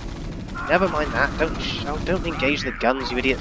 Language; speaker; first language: English; native; English